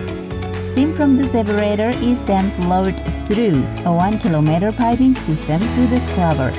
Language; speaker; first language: English; non-native, fluent; Indonesian